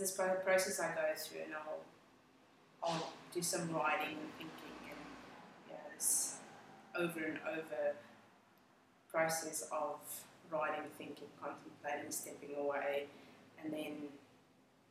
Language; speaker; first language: English; non-native, local second language; Afrikaans